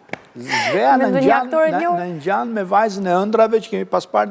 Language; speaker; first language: Albanian; native; Albanian